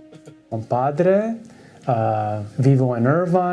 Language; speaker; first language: Spanish; non-native, learner; English